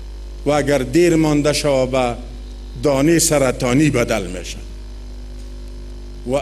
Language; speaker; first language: Persian; non-native, local second language; Pashto